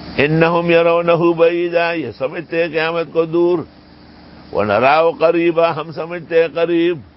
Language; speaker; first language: Urdu; non-native, local second language; Pashto